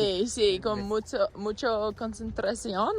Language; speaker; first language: Spanish; non-native, learner; English